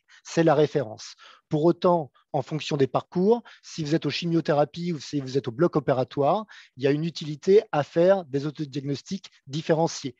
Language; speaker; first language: French; native; French